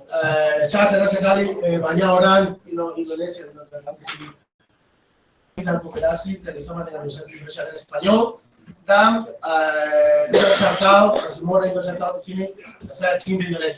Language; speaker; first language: Indonesian; non-native, learner; Spanish